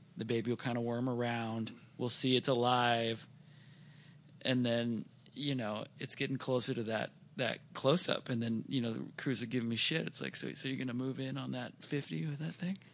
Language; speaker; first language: English; native; English